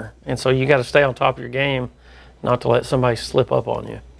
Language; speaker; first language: English; native; English